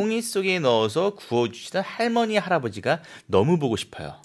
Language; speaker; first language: Korean; native; Korean